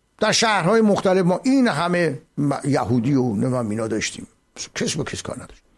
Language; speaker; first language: Persian; native; Persian